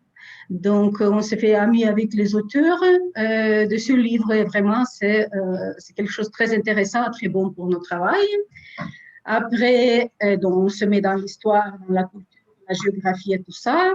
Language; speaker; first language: French; non-native, fluent; Russian